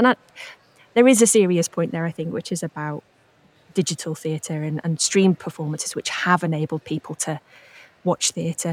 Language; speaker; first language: English; native; English